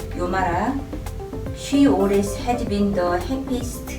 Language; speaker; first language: English; non-native, learner; Korean